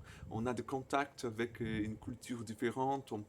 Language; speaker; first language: French; non-native, fluent; Portuguese